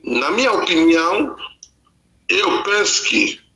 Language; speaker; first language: Portuguese; non-native, learner; Lingala